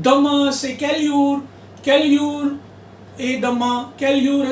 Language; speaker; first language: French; non-native, fluent; Hindi